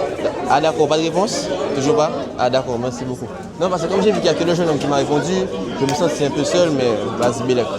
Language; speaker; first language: French; native; French